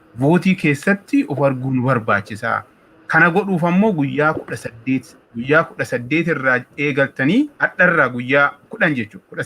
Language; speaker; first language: Oromo; native; Oromo